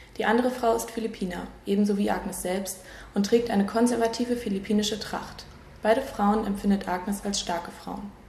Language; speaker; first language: German; native; German